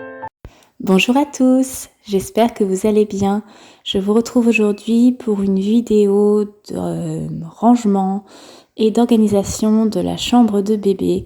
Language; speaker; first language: French; native; French